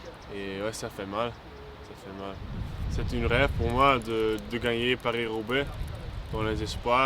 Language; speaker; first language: French; non-native, learner; Dutch